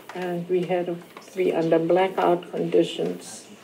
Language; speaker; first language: English; non-native, fluent; German